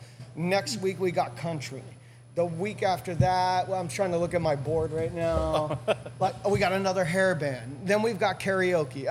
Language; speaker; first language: English; native; English